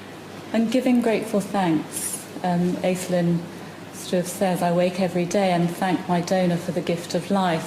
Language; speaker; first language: English; native; English